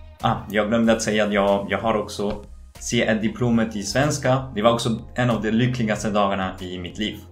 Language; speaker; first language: Swedish; non-native, fluent; Spanish